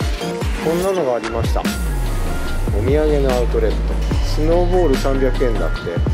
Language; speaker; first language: Japanese; native; Japanese